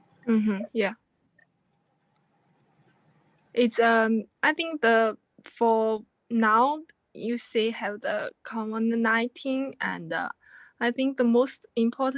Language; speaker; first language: English; non-native, learner; Chinese